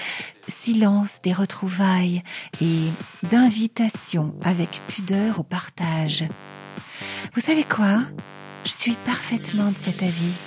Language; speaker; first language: French; native; French